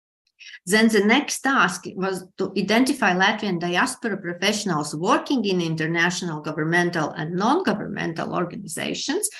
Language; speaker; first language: English; non-native, fluent; Latvian